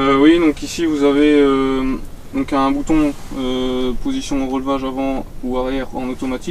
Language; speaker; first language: French; native; French